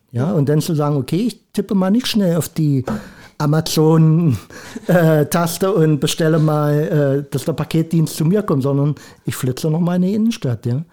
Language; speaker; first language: German; native; German